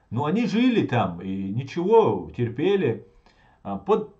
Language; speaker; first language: Russian; non-native, local second language; Chechen